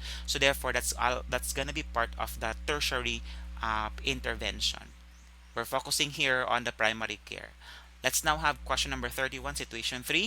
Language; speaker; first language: English; non-native, local second language; Filipino